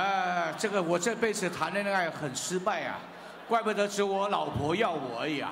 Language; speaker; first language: Chinese; early bilingual, heritage; Chinese